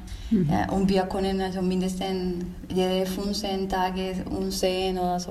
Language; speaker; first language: German; non-native, learner; Spanish